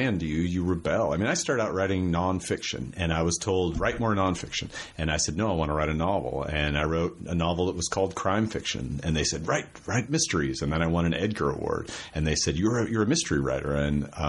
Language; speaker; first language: English; native; English